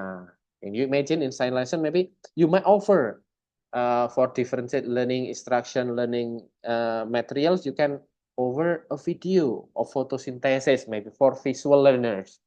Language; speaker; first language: English; non-native, fluent; Indonesian